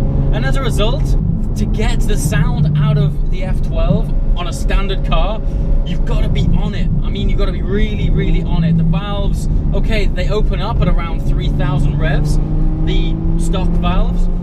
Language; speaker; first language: English; native; English